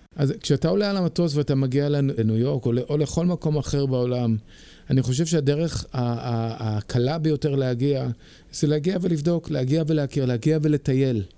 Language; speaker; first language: Hebrew; early bilingual, heritage; Hebrew